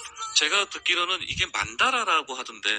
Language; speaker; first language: Korean; native; Korean